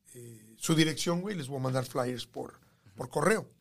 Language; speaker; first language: Spanish; native; Spanish